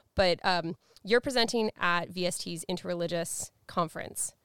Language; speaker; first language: English; native; English